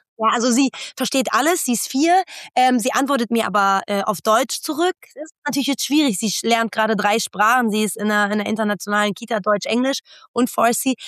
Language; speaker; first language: German; early bilingual, other home language; Persian